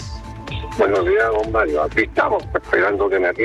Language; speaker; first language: Spanish; native; Spanish